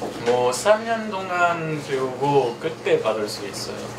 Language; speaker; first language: Korean; non-native, fluent; Chinese